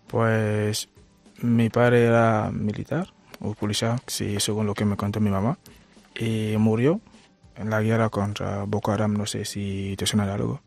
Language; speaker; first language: Spanish; non-native, fluent; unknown